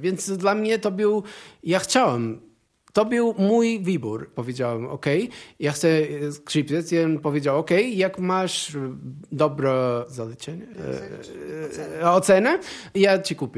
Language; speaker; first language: Polish; non-native, learner; Portuguese